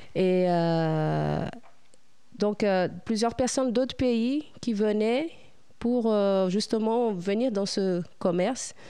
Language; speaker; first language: French; non-native, fluent; Portuguese